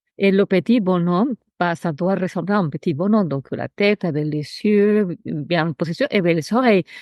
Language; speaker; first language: French; non-native, fluent; Spanish